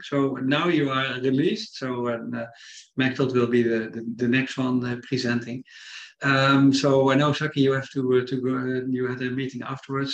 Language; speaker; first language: English; non-native, fluent; Dutch